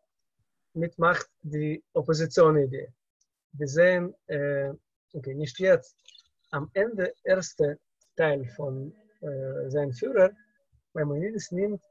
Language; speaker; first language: German; non-native, learner; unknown